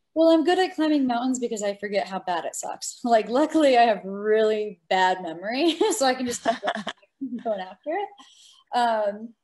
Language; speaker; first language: English; native; English